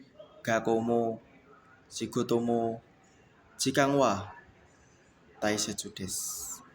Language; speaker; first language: Japanese; non-native, learner; Indonesian